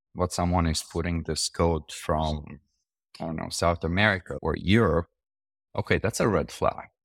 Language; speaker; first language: English; non-native, fluent; Romanian